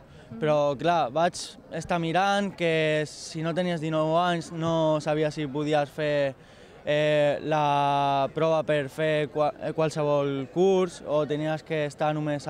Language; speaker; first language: Catalan; non-native, local second language; Spanish